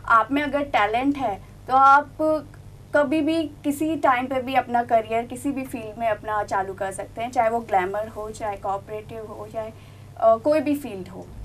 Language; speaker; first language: Hindi; non-native, local second language; Gujarati